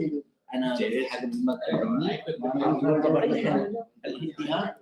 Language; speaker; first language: Arabic; native; Arabic